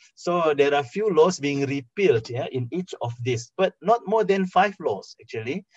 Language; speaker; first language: English; non-native, fluent; Indonesian